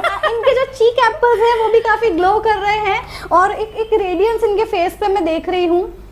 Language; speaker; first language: Hindi; native; Hindi